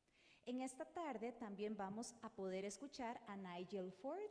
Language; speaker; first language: Spanish; native; Spanish